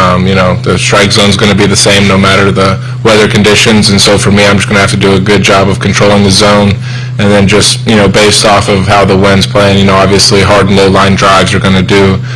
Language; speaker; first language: English; native; English